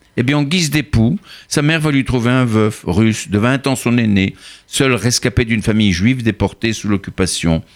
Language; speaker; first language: French; native; French